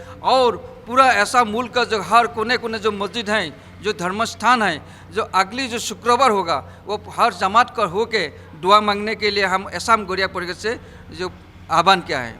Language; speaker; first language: Hindi; non-native, local second language; Assamese